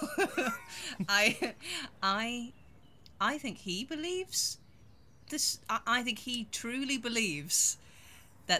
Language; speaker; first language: English; native; English